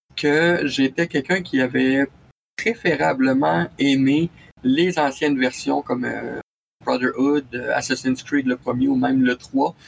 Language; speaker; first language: French; native; French